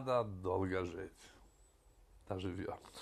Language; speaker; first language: Russian; non-native, fluent; Polish